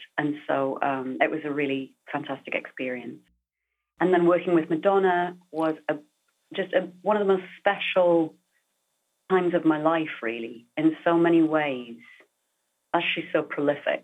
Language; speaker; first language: English; native; English